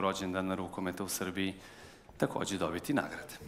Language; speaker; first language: Serbian; native; Serbian